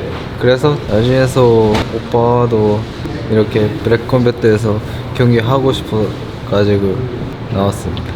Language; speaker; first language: Korean; non-native, learner; Japanese